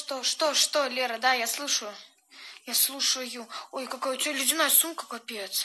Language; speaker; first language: Russian; native; Russian